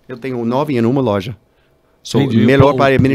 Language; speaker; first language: Portuguese; non-native, learner; English